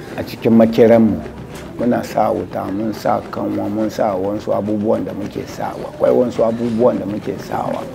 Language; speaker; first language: Hausa; non-native, local second language; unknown